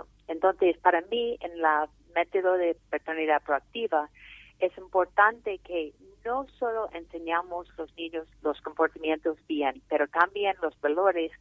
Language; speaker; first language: Spanish; non-native, fluent; English